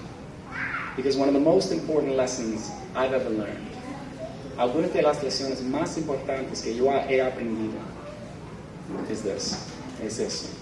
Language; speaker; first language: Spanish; non-native, fluent; English